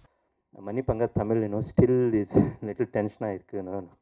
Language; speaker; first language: Tamil; non-native, learner; Telugu